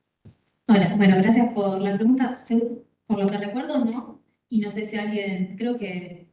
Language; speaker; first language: Spanish; native; Spanish